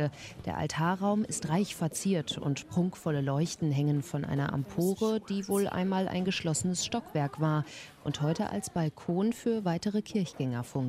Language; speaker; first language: German; native; German